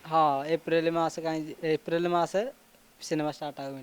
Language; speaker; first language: Malayalam; non-native, learner; Odia